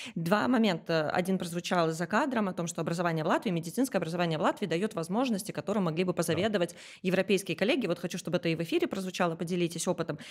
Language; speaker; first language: Russian; native; Russian